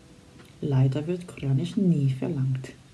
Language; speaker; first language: German; non-native, fluent; Korean